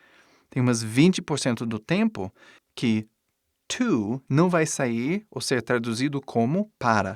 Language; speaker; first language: Portuguese; non-native, fluent; English